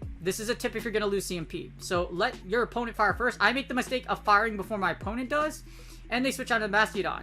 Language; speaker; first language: English; native; English